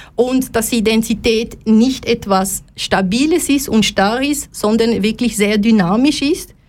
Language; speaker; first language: German; non-native, fluent; Lingala